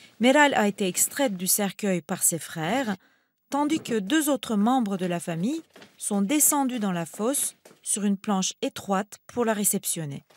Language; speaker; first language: French; non-native, fluent; Turkish